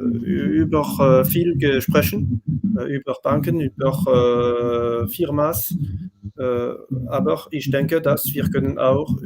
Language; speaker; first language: German; non-native, learner; French